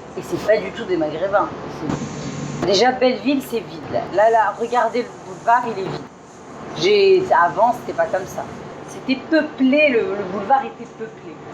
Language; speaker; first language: French; native; French